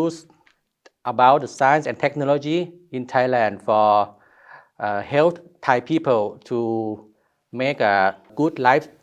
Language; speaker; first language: English; non-native, learner; Thai